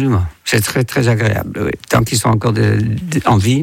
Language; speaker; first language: French; non-native, fluent; Dutch